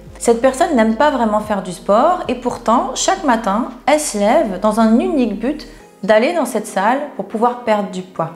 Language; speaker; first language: French; native; French